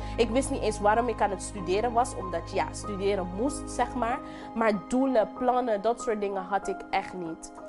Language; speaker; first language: Dutch; non-native, local second language; English